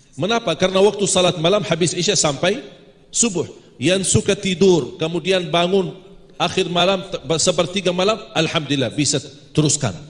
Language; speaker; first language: Malay; non-native, fluent; Arabic